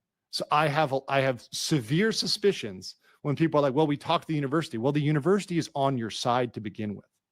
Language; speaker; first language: English; native; English